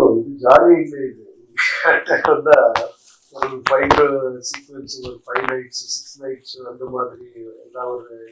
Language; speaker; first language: Tamil; non-native, learner; Kannada